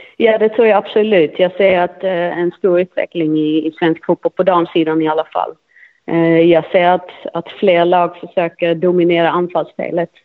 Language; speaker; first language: Swedish; non-native, fluent; Dutch